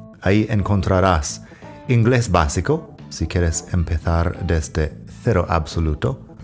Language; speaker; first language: Spanish; non-native, fluent; English